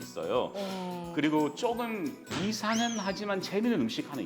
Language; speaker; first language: Korean; non-native, fluent; English